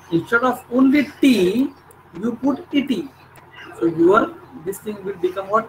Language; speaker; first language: English; non-native, local second language; Marathi